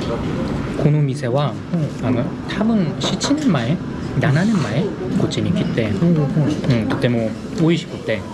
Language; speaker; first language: Japanese; non-native, learner; Korean